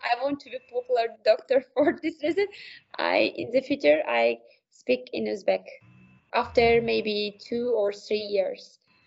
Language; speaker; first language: English; non-native, learner; Uzbek